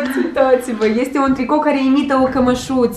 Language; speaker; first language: Romanian; native; Romanian